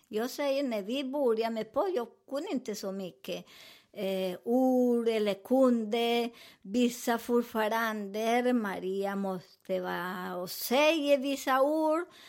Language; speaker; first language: Swedish; non-native, learner; Spanish